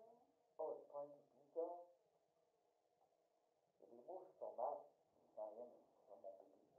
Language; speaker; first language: French; native; French